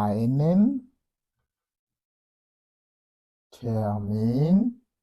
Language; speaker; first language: German; non-native, fluent; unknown